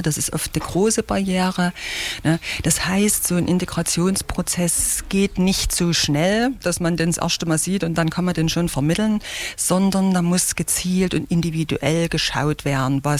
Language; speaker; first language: German; native; German